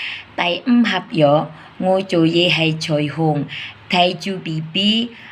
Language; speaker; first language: Cantonese; non-native, learner; Indonesian